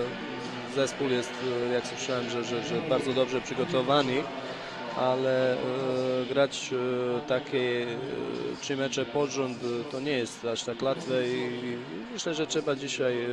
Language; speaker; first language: Polish; non-native, fluent; Bosnian